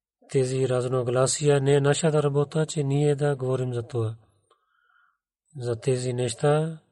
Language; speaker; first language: Bulgarian; non-native, learner; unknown